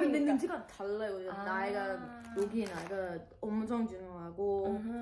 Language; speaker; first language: Korean; non-native, learner; English